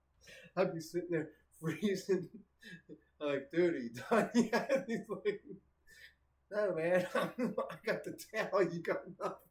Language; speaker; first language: English; native; English